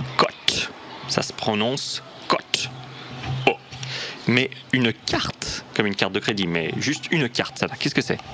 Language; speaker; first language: French; native; French